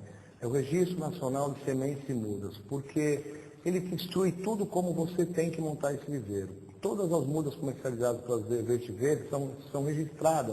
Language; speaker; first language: Portuguese; native; Portuguese